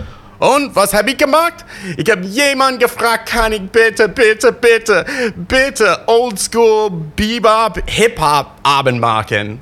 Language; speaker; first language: German; non-native, fluent; English